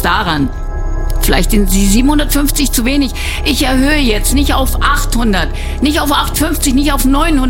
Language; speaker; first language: German; native; German